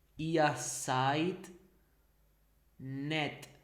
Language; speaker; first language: German; non-native, learner; Spanish